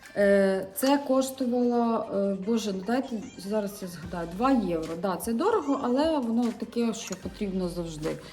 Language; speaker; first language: Ukrainian; non-native, local second language; Russian